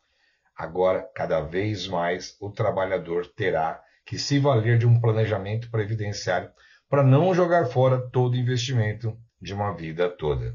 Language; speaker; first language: Portuguese; native; Portuguese